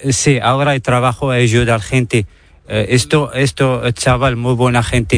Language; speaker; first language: Spanish; non-native, learner; Arabic